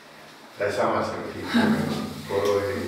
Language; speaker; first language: Romanian; native; Romanian